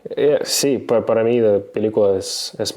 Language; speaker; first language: Spanish; non-native, learner; English